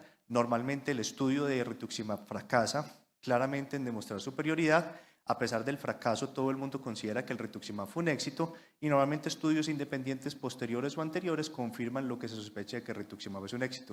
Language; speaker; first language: Spanish; native; Spanish